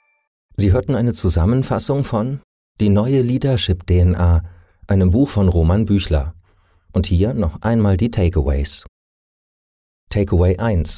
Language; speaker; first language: German; native; German